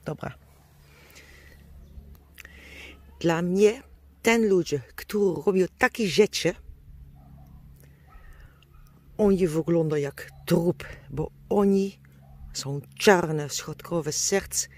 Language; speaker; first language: Polish; non-native, learner; Dutch